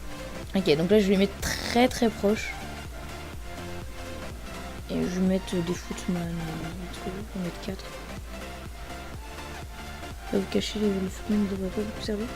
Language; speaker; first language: French; native; French